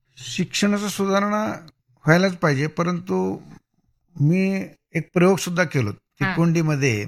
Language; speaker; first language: Marathi; non-native, local second language; Kannada